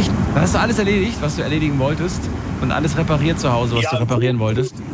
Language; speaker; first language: German; native; German